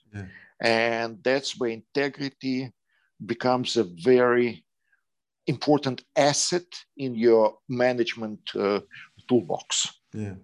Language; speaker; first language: English; non-native, fluent; Ukrainian